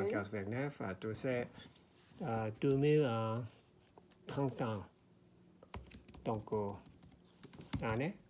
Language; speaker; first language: French; non-native, learner; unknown